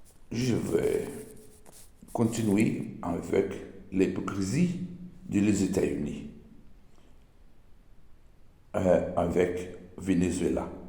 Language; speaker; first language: French; non-native, learner; Portuguese